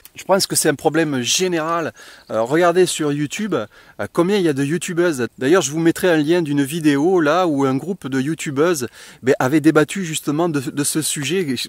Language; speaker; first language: French; native; French